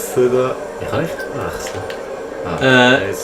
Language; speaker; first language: German; native; German